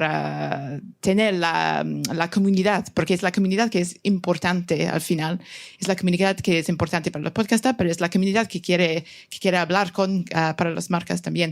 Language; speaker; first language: Spanish; non-native, fluent; English